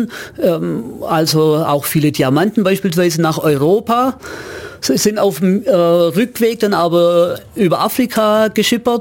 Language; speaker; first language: German; native; German